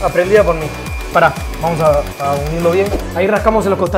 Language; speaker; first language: Spanish; native; Spanish